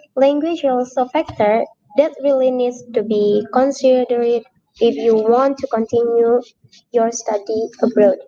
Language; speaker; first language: English; non-native, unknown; Indonesian